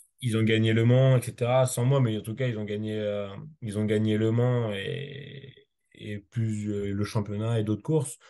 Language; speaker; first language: French; native; French